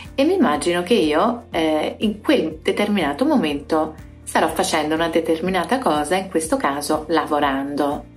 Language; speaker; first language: Italian; native; Italian